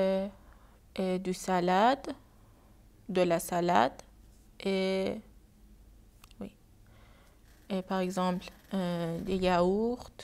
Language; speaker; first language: French; non-native, learner; Persian